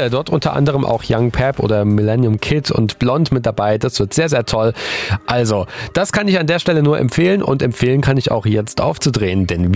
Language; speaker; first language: German; native; German